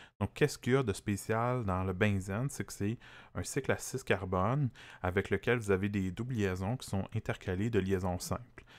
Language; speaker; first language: French; native; French